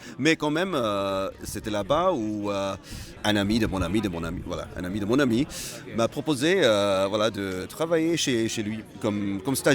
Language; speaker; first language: French; non-native, fluent; Malay